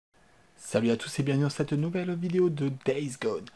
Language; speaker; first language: French; native; French